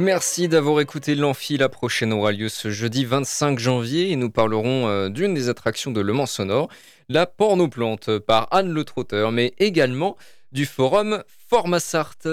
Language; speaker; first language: French; native; French